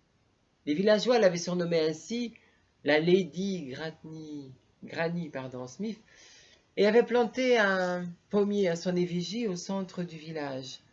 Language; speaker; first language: French; native; French